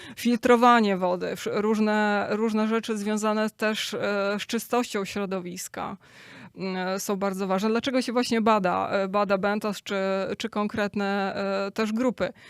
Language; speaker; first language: Polish; native; Polish